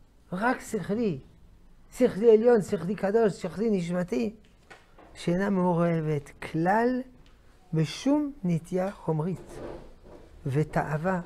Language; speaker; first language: Hebrew; non-native, fluent; French